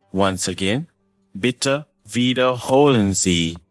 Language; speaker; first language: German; non-native, fluent; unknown